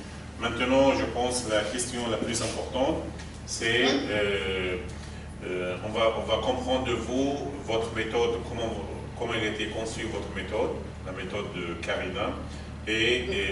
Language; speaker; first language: French; non-native, fluent; Arabic